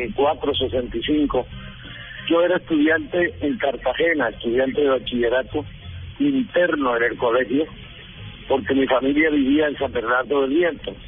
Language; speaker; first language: Spanish; native; Spanish